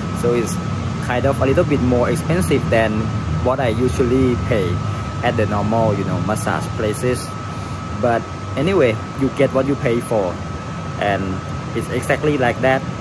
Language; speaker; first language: English; non-native, fluent; Thai